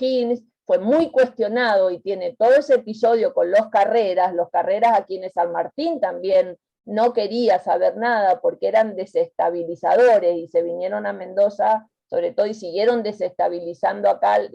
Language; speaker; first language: Spanish; native; Spanish